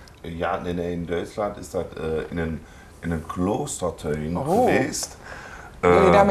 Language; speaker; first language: Dutch; non-native, learner; German